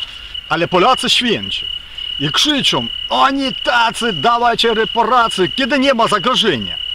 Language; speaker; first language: Polish; non-native, fluent; Ukrainian